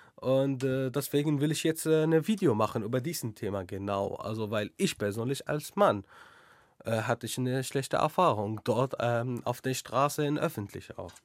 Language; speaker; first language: German; non-native, learner; Arabic